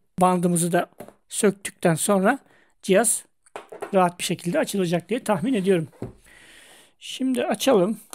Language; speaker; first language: Turkish; native; Turkish